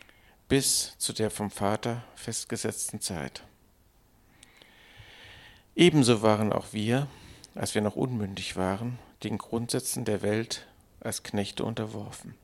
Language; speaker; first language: German; native; German